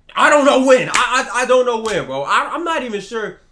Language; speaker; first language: English; native; English